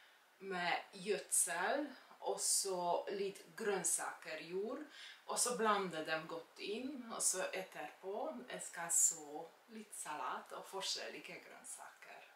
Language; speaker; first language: Norwegian; non-native, fluent; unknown